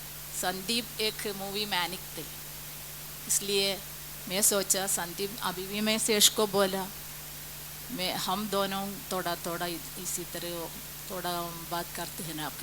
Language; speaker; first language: Hindi; non-native, local second language; Malayalam